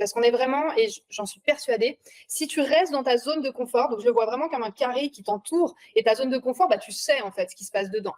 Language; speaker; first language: French; native; French